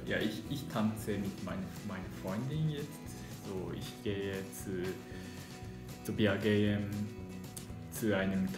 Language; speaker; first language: German; non-native, learner; Japanese